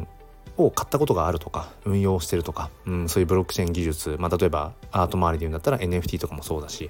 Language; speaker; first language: Japanese; native; Japanese